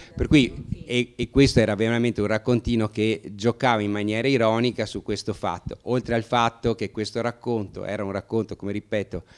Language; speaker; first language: Italian; native; Italian